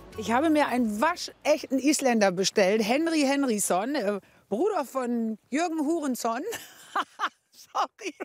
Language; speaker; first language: German; native; German